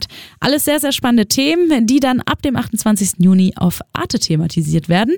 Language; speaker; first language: German; native; German